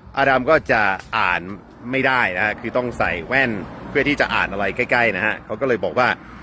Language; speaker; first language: Thai; non-native, fluent; English